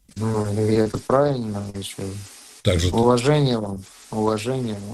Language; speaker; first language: Russian; native; Russian